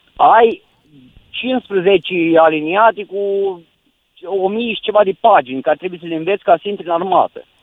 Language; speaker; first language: Romanian; native; Romanian